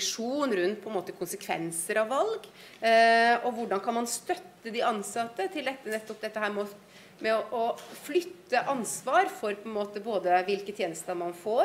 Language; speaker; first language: Norwegian; native; Norwegian